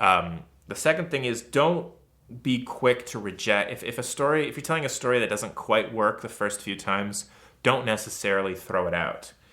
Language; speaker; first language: English; native; English